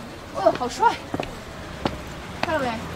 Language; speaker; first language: Chinese; native; Chinese